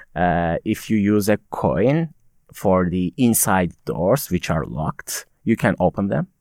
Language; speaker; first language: English; non-native, fluent; Turkish